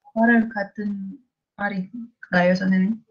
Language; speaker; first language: Korean; non-native, learner; Indonesian